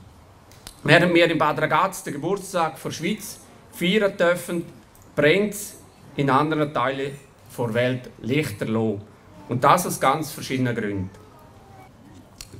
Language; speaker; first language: German; native; German